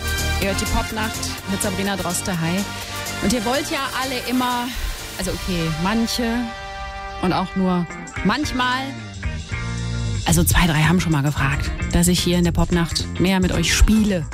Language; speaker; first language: German; native; German